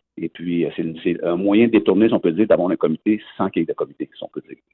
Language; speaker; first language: French; native; French